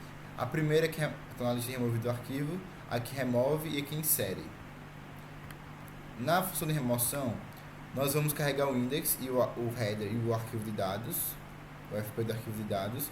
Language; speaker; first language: Portuguese; native; Portuguese